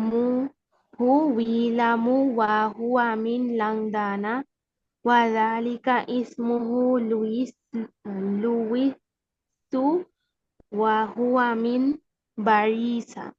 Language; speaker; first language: Arabic; non-native, learner; Bangla